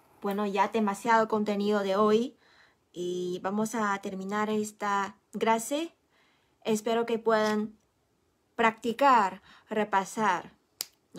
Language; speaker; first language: Spanish; non-native, fluent; Chinese